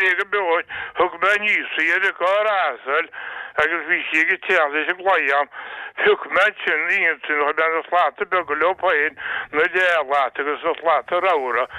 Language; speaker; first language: Irish; native; Irish